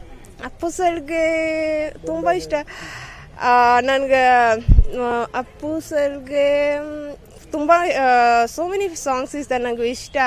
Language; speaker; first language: Kannada; non-native, local second language; Bangla